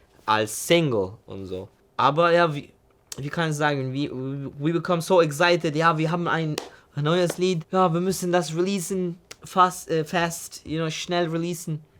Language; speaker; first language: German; non-native, learner; Turkish